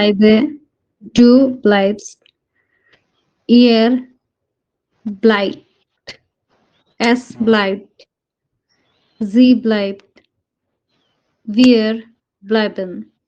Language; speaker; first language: German; non-native, learner; Hindi